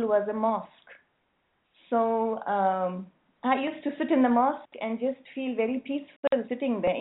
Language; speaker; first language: English; native; English